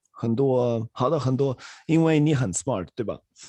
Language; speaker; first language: Chinese; non-native, fluent; Swedish